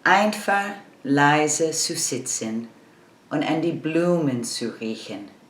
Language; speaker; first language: German; non-native, learner; English